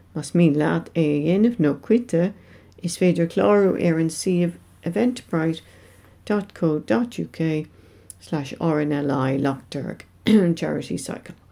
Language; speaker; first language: Irish; non-native, local second language; English